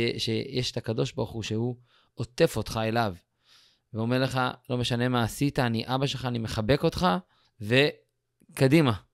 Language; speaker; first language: Hebrew; native; Hebrew